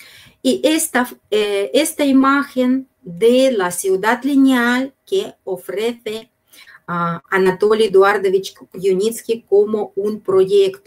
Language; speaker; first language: Spanish; non-native, fluent; Russian